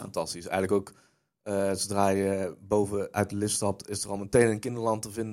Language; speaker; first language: Dutch; native; Dutch